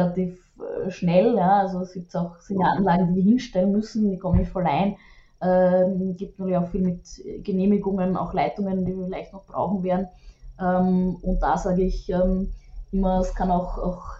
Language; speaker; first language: German; native; German